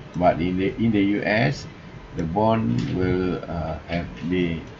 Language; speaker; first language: English; non-native, local second language; Malay